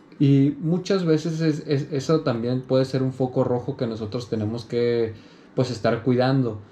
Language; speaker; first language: Spanish; native; Spanish